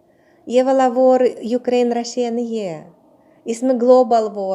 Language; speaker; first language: Hindi; non-native, learner; Russian